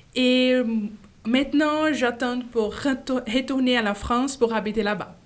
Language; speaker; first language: French; non-native, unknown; Portuguese